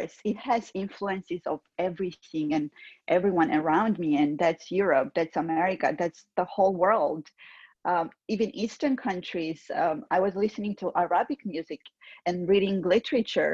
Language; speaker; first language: English; non-native, fluent; Georgian